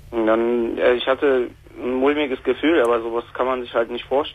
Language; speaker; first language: German; native; German